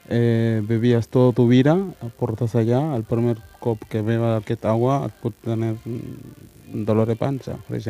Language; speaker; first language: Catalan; early bilingual, other home language; Wolof